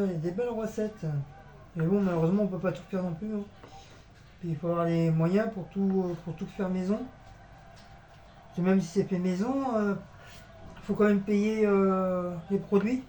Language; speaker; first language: French; native; French